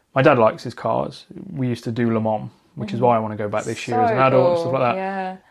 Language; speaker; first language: English; native; English